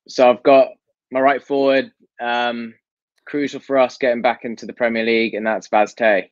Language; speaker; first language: English; native; English